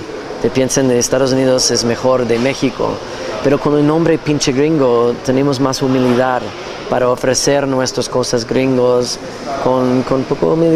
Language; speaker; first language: Spanish; non-native, learner; English